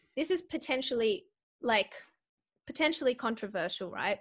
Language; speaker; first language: English; native; English